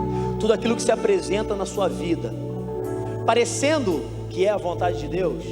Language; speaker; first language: Portuguese; native; Portuguese